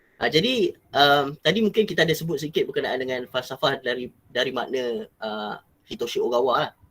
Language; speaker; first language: Malay; native; Malay